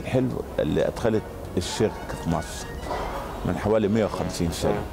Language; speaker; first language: Arabic; native; Arabic